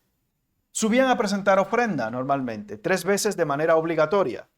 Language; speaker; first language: Spanish; native; Spanish